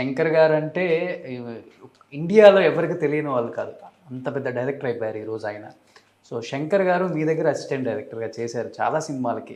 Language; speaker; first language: Telugu; native; Telugu